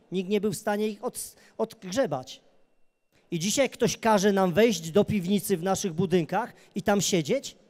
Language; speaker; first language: Polish; native; Polish